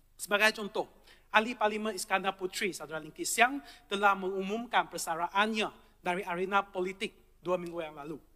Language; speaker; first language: Malay; non-native, local second language; Chinese